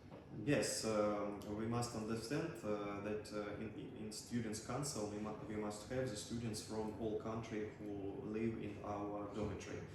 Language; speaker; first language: English; non-native, learner; Russian